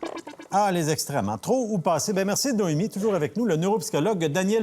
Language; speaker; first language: French; native; French